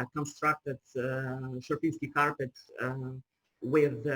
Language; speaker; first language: English; non-native, fluent; Ukrainian